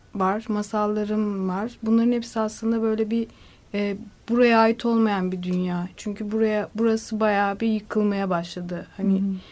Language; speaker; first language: Turkish; native; Turkish